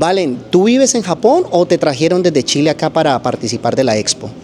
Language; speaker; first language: Spanish; native; Spanish